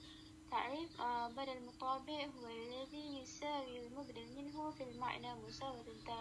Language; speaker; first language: Arabic; non-native, learner; Malay